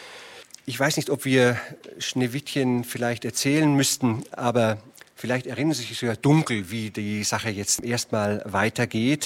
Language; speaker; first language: German; native; German